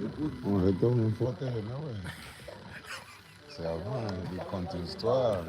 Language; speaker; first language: French; non-native, learner; Portuguese